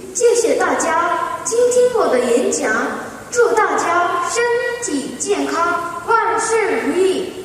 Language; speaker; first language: Chinese; non-native, learner; Korean